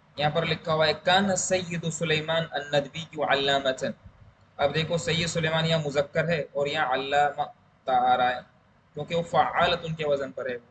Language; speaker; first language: Urdu; native; Urdu